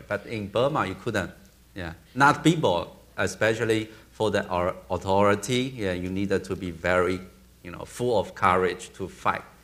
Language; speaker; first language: English; non-native, learner; Chinese